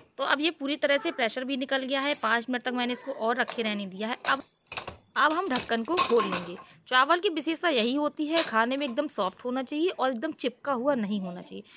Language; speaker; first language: Hindi; native; Hindi